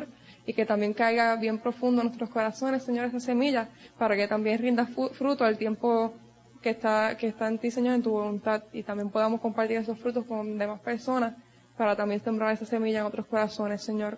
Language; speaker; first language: Spanish; native; Spanish